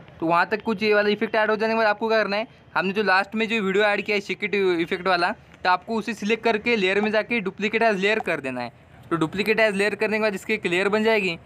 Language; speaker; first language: Hindi; non-native, local second language; Marathi